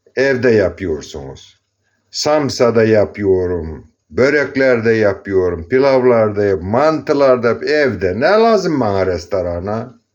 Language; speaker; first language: Turkish; non-native, learner; Azerbaijani